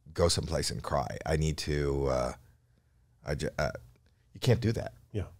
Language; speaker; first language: English; native; English